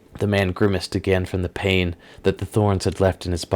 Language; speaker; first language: English; native; English